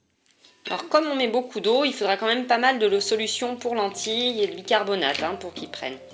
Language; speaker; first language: French; native; French